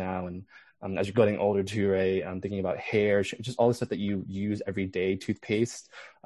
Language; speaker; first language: English; native; English